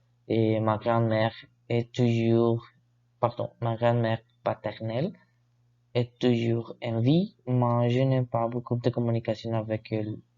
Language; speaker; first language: French; non-native, learner; Spanish